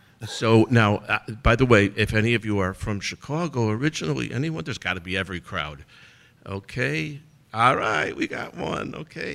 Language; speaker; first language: English; native; English